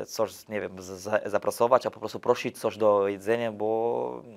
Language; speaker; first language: Polish; non-native, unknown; Portuguese